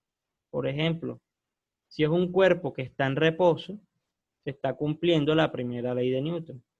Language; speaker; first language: Spanish; native; Spanish